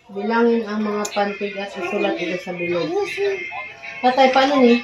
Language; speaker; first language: Filipino; non-native, local second language; Bikol